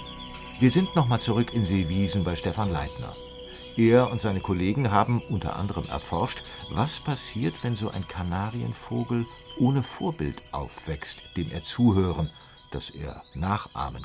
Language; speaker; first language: German; native; German